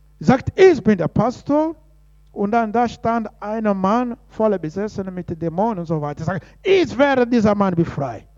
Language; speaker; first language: German; non-native, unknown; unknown